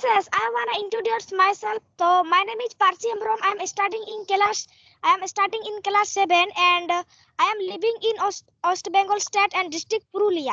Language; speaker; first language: English; non-native, learner; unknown